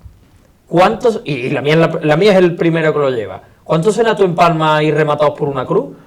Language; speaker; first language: Spanish; native; Spanish